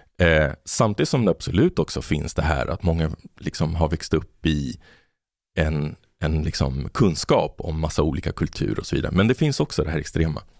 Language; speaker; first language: Swedish; native; Swedish